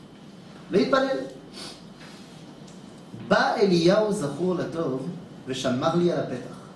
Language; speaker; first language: Hebrew; non-native, fluent; French